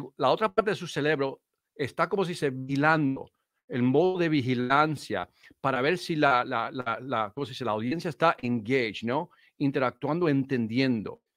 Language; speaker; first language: Spanish; early bilingual, heritage; Spanish